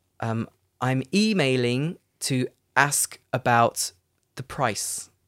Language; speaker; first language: English; native; English